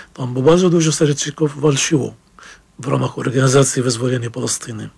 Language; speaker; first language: Polish; non-native, fluent; Arabic